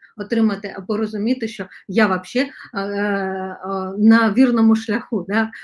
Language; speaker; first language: Ukrainian; non-native, local second language; Russian